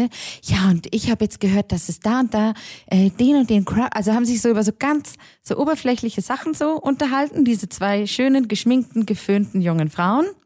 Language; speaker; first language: German; native; German